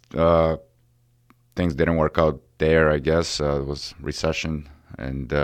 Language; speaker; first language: English; early bilingual, other home language; Ukrainian